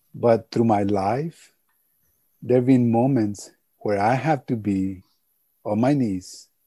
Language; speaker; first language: English; early bilingual, other home language; Spanish